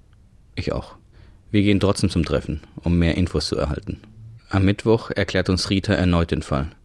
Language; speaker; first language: German; native; German